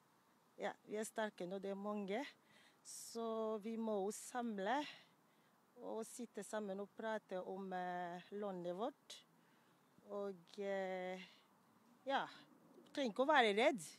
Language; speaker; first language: Norwegian; non-native, fluent; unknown